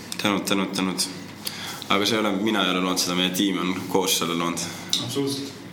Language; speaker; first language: Estonian; native; Estonian